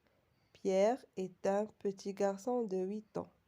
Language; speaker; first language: French; non-native, local second language; Arabic